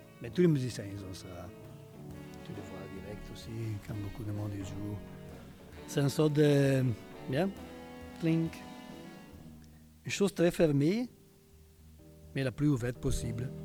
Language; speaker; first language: French; non-native, fluent; Italian